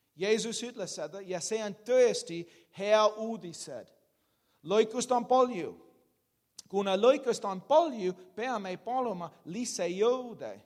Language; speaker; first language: Estonian; non-native, learner; English